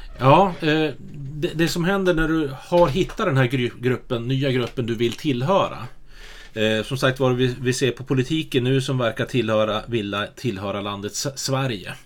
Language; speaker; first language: Swedish; native; Swedish